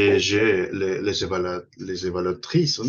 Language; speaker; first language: French; non-native, fluent; Spanish